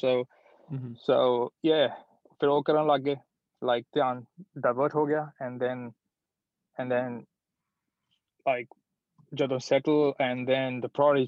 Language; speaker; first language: English; non-native, local second language; Punjabi